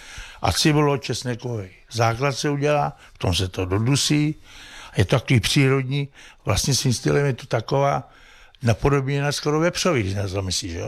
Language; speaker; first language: Czech; native; Czech